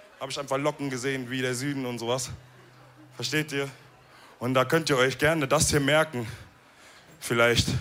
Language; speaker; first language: German; early bilingual, other home language; Wolof